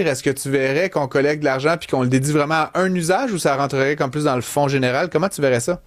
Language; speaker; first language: French; native; French